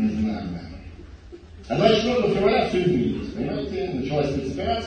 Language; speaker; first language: Russian; native; Russian